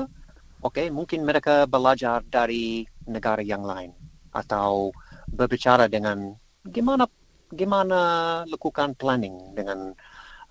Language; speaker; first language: Indonesian; non-native, learner; English